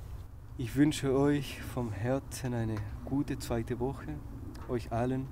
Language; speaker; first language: German; native; German